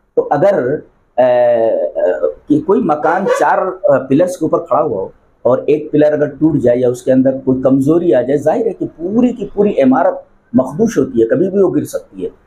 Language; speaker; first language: Hindi; non-native, local second language; Bhojpuri